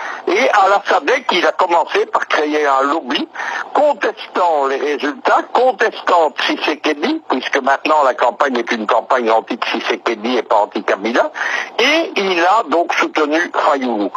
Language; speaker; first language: French; native; French